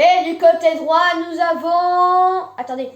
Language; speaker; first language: French; native; French